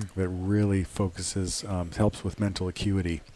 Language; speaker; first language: English; native; English